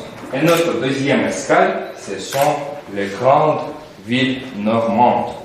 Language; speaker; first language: French; non-native, fluent; Russian